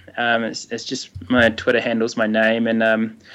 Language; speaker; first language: English; native; English